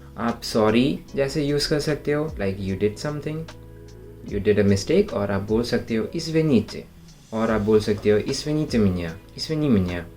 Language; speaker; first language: Hindi; non-native, local second language; Malayalam